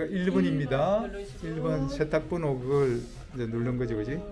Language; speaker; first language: Korean; native; Korean